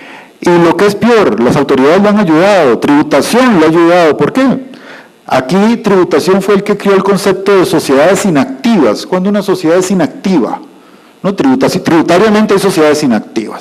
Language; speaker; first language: Spanish; native; Spanish